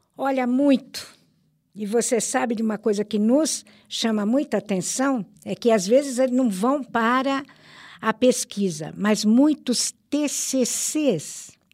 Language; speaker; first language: Portuguese; early bilingual, other home language; Italian